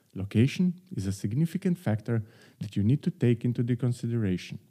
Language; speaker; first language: English; non-native, fluent; Slovenian